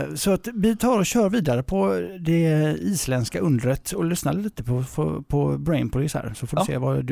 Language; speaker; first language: Swedish; native; Swedish